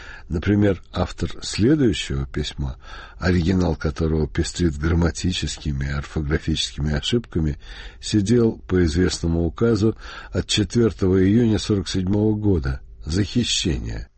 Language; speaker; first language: Russian; native; Russian